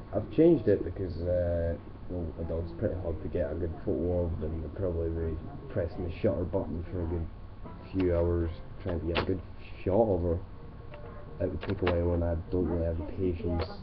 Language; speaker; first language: English; native; English